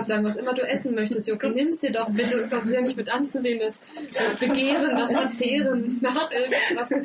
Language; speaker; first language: German; native; German